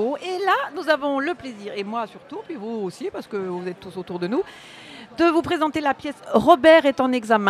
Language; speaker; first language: French; native; French